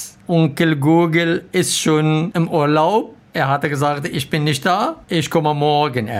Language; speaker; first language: German; non-native, learner; Arabic